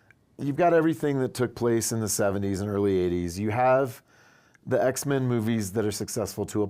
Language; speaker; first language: English; native; English